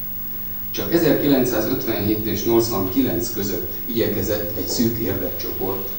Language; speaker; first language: Hungarian; native; Hungarian